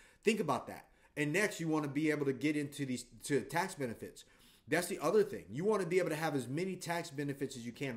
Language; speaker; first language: English; native; English